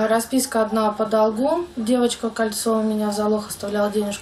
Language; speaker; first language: Russian; native; Russian